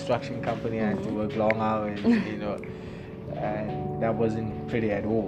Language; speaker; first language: English; non-native, local second language; Xhosa